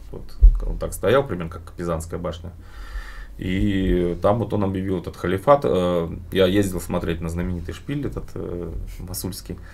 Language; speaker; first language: Russian; native; Russian